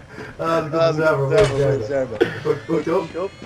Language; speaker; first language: Swedish; non-native, learner; Faroese